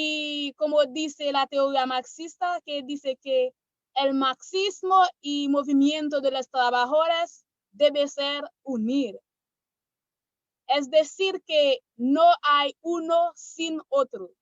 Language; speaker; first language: Spanish; non-native, learner; Haitian Creole